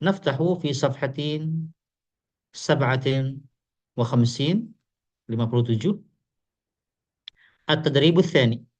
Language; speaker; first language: Arabic; non-native, fluent; Indonesian